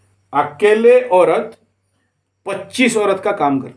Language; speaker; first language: Hindi; non-native, local second language; Odia